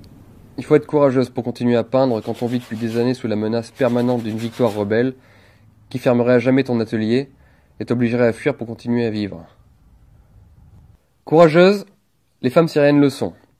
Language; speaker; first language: French; native; French